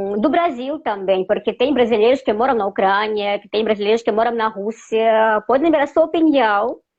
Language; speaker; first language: Portuguese; non-native, fluent; Russian